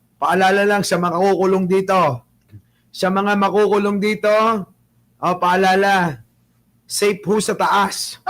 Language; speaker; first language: Filipino; native; Filipino